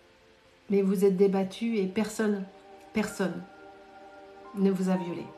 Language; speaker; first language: French; native; French